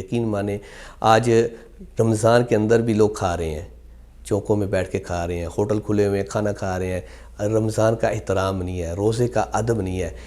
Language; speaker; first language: Urdu; non-native, local second language; Punjabi